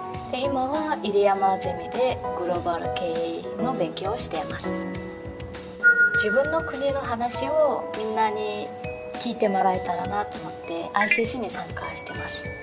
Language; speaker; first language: Japanese; non-native, fluent; Mongolian